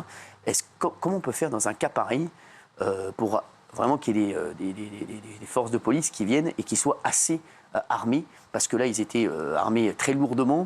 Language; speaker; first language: French; native; French